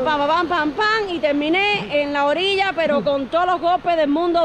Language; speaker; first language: Spanish; native; Spanish